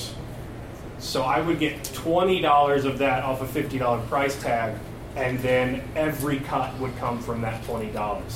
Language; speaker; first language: English; native; English